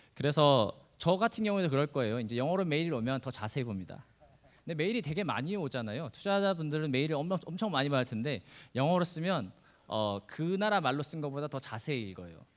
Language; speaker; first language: Korean; native; Korean